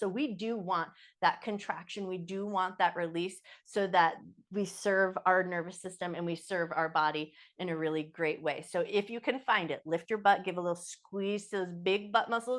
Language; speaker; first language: English; native; English